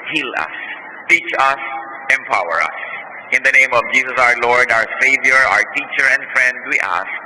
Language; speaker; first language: English; non-native, local second language; Filipino